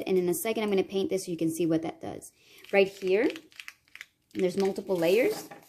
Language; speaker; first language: English; native; English